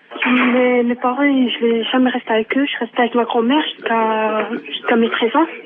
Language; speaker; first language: French; non-native, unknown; Arabic